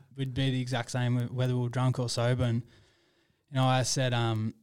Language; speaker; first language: English; native; English